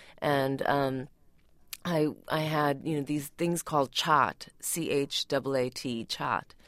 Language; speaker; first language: English; early bilingual, other home language; Tamil